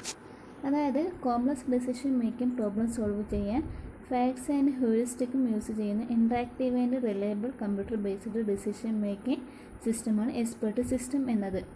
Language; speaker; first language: Malayalam; native; Malayalam